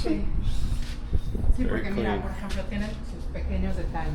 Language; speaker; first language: Spanish; native; Spanish